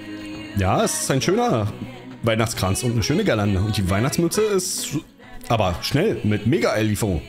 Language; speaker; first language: German; native; German